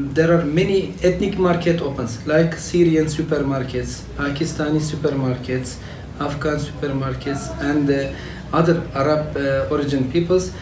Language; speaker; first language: English; non-native, fluent; Turkish